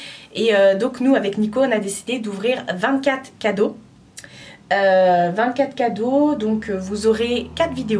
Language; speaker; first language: French; native; French